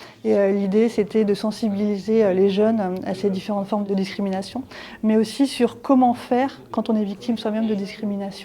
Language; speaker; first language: French; native; French